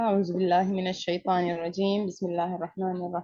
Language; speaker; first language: Arabic; non-native, fluent; Urdu